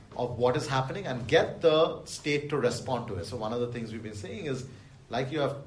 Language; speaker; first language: English; non-native, local second language; Bangla